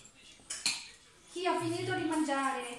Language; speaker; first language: Italian; non-native, learner; Thai